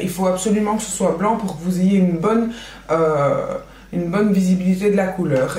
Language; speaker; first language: French; native; French